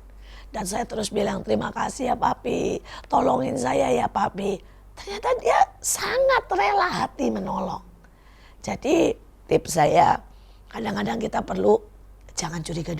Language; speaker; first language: Indonesian; native; Indonesian